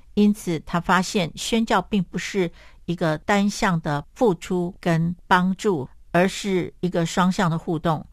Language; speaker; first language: Chinese; native; Chinese